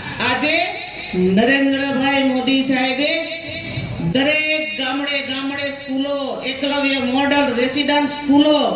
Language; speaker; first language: Gujarati; non-native, local second language; Rathawi